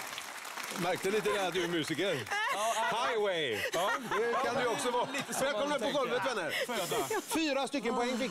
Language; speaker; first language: Swedish; native; Swedish